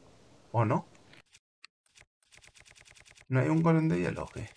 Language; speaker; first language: Spanish; native; Spanish